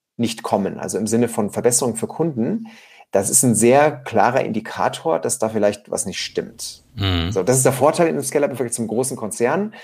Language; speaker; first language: German; native; German